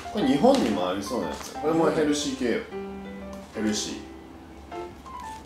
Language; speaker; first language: Japanese; native; Japanese